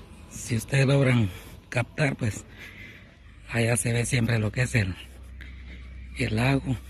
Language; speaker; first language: Spanish; native; Spanish